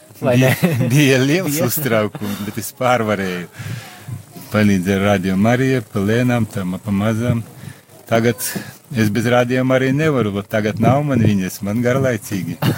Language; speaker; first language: Latvian; native; Latvian